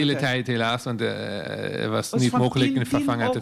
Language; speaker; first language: Dutch; non-native, fluent; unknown